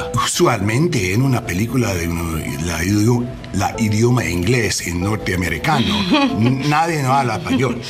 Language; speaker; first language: Spanish; non-native, learner; English